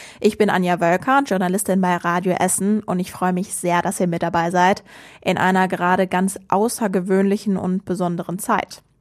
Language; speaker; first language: German; native; German